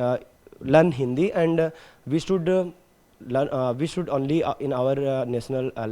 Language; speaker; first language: English; non-native, learner; Hindi